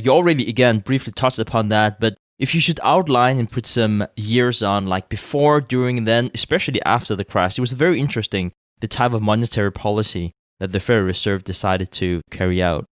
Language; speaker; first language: English; non-native, fluent; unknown